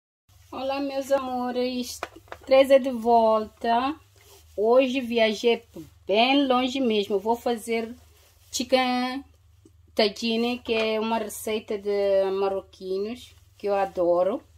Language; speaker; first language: Portuguese; non-native, local second language; Upper Guinea Crioulo